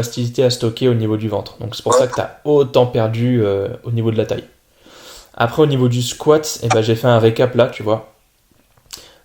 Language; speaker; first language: French; native; French